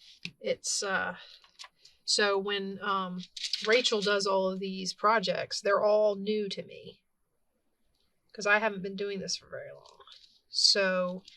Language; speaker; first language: English; native; English